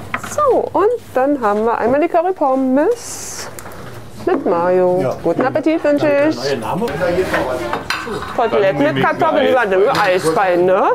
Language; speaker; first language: German; native; German